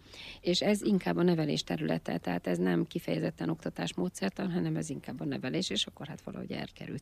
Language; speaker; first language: Hungarian; native; Hungarian